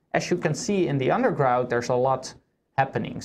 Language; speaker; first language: English; non-native, fluent; Dutch